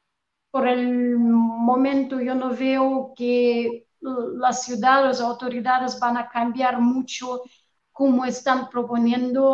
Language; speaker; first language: Spanish; non-native, fluent; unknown